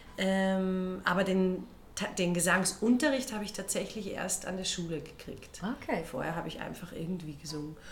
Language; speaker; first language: German; native; German